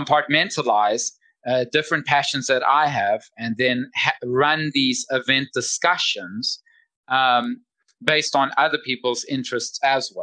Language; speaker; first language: English; native; English